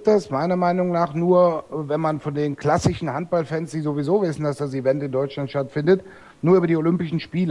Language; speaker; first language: German; native; German